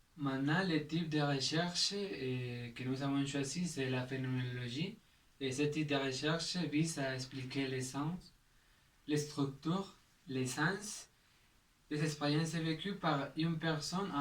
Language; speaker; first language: French; non-native, learner; Spanish